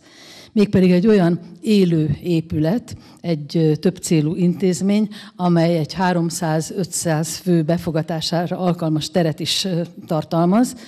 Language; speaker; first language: Hungarian; native; Hungarian